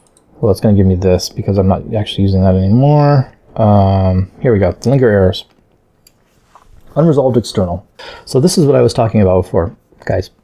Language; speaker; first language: English; native; English